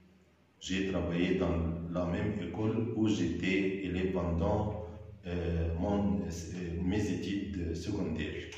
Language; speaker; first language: French; non-native, fluent; Arabic